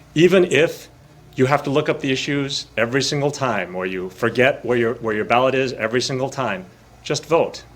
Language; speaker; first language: English; early bilingual, other home language; Korean